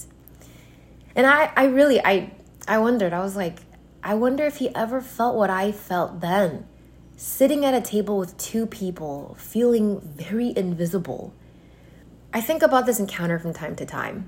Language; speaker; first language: English; native; English